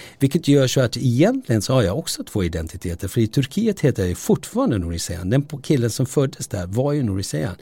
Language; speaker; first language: Swedish; early bilingual, other home language; Turoyo